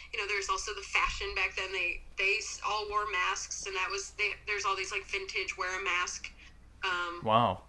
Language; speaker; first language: English; native; English